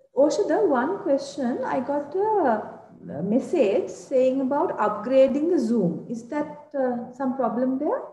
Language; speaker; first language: English; non-native, local second language; Sinhala